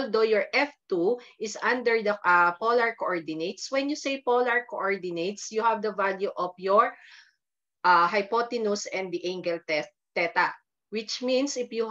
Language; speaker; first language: English; non-native, local second language; Filipino